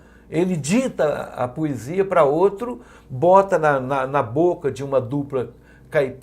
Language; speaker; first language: Portuguese; native; Portuguese